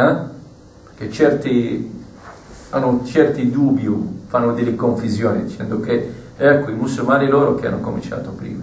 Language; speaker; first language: Italian; non-native, fluent; Arabic